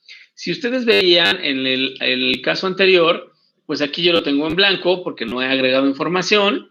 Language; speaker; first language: Spanish; native; Spanish